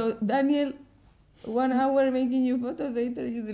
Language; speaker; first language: English; non-native, learner; Spanish